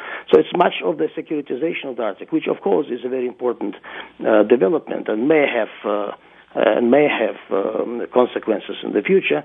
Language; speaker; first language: English; non-native, fluent; Russian